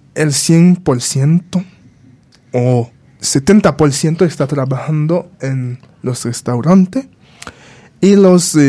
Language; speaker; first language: Spanish; non-native, fluent; Haitian Creole